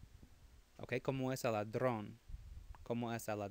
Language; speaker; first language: Spanish; non-native, fluent; English